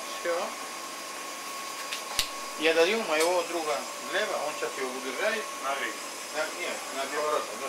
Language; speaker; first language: Russian; non-native, learner; Spanish